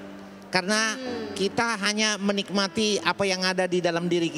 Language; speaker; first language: Indonesian; native; Indonesian